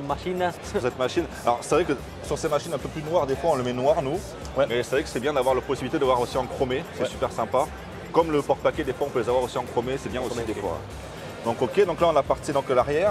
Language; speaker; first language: French; native; French